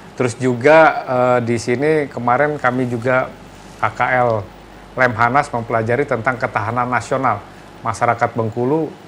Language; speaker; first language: Indonesian; native; Indonesian